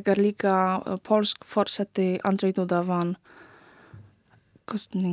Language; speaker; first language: Icelandic; non-native, learner; Polish